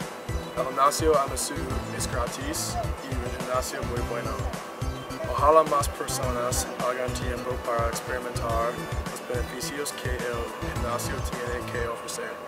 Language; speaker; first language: Spanish; non-native, learner; English